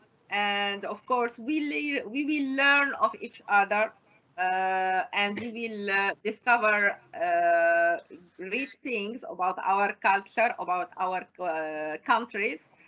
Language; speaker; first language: English; non-native, fluent; Arabic